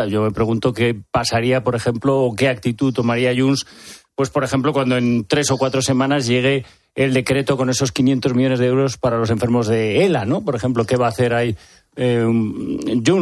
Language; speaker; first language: Spanish; native; Spanish